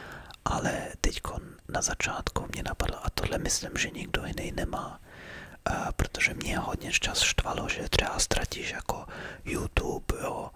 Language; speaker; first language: Czech; early bilingual, heritage; Czech